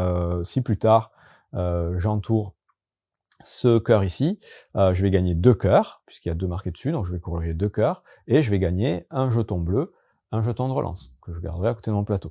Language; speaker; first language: French; native; French